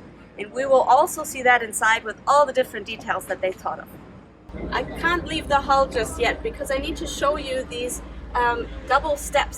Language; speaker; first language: English; non-native, fluent; German